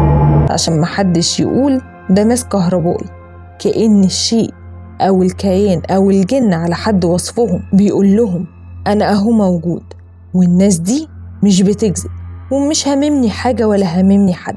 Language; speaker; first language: Arabic; native; Arabic